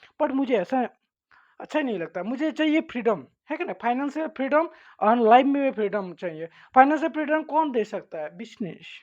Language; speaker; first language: Hindi; non-native, local second language; Bangla